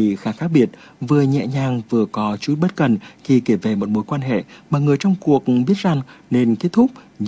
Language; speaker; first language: Vietnamese; native; Vietnamese